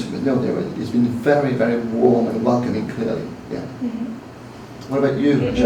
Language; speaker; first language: English; non-native, fluent; French